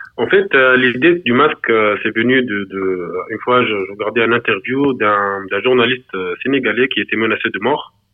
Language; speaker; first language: French; non-native, local second language; Arabic